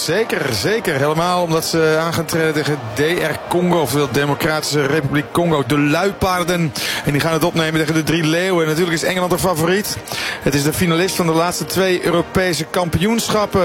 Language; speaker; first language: Dutch; native; Dutch